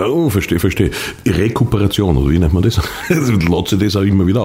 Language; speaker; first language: German; native; German